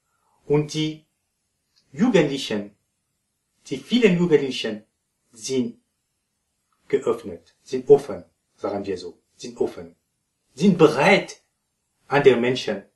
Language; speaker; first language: German; non-native, fluent; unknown